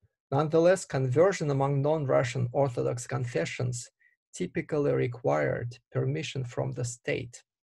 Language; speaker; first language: English; non-native, fluent; Russian